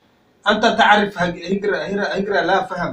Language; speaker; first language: Arabic; non-native, learner; Somali